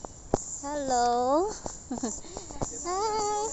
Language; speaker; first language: English; non-native, learner; Filipino